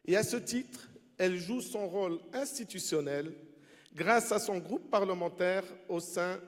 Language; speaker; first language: French; non-native, local second language; Arabic